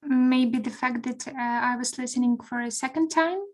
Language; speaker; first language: English; non-native, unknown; Ukrainian